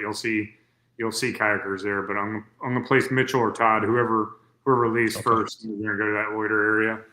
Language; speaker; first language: English; native; English